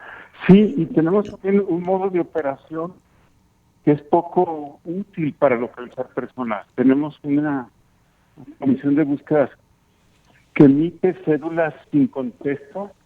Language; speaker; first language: Spanish; native; Spanish